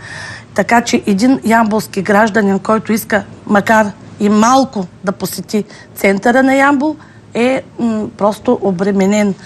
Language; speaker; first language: Bulgarian; native; Bulgarian